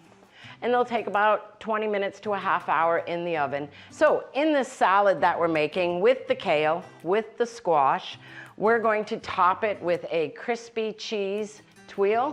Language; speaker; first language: English; native; English